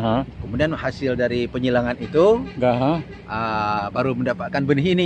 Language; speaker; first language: Indonesian; native; Indonesian